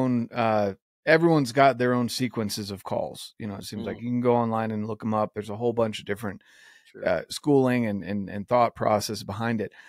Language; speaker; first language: English; native; English